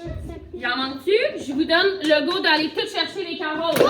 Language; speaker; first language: French; native; French